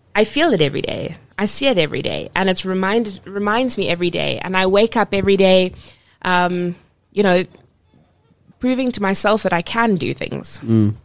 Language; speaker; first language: English; native; English